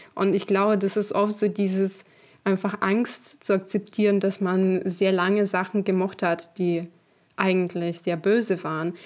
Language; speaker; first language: German; non-native, fluent; Ukrainian